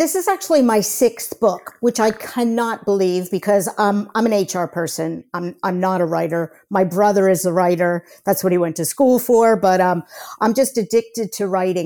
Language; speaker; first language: English; native; English